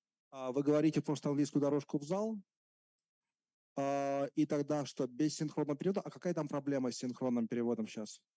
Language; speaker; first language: Russian; native; Russian